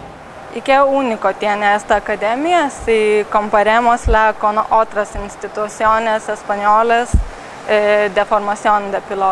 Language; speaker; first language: Spanish; non-native, learner; Lithuanian